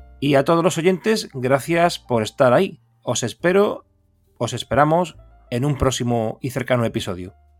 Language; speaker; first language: Spanish; native; Spanish